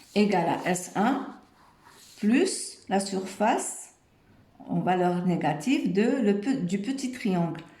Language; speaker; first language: French; non-native, local second language; Arabic